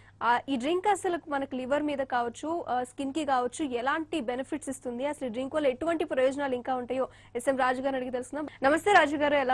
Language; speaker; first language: Telugu; native; Telugu